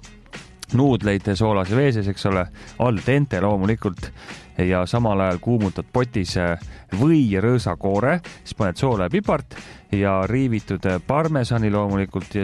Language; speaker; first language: Estonian; native; Estonian